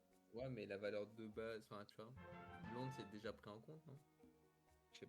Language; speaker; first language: French; native; French